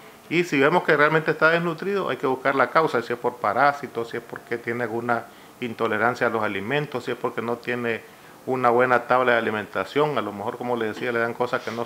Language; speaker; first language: Spanish; native; Spanish